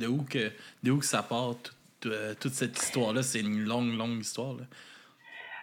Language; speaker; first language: French; native; French